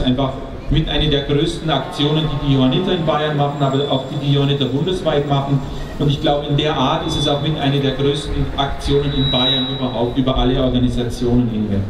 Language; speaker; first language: German; native; German